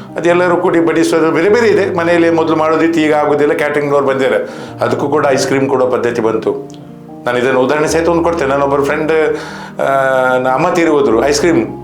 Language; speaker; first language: Kannada; non-native, local second language; Tulu